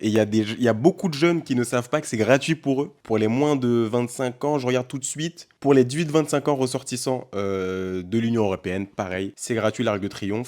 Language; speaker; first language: French; native; French